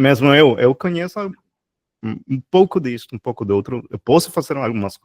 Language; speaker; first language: Portuguese; non-native, fluent; Spanish